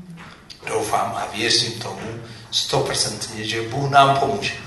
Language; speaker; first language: Czech; non-native, fluent; Amharic